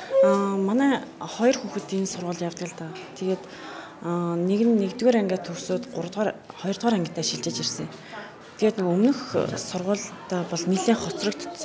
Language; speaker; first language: Mongolian; native; Mongolian